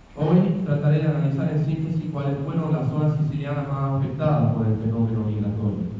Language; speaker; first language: Spanish; non-native, fluent; Italian